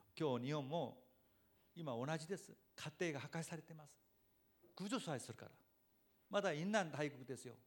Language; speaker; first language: Japanese; non-native, fluent; Korean